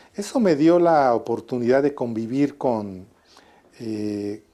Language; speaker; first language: Spanish; native; Spanish